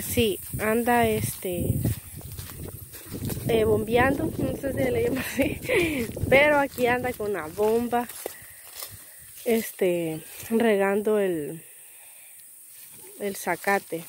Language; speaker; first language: Spanish; native; Spanish